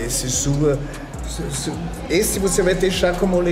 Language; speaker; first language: Portuguese; non-native, learner; Spanish